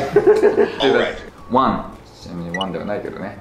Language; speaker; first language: Japanese; native; Japanese